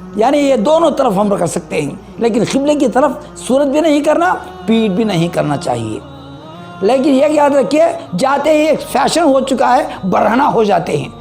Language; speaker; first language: Urdu; native; Urdu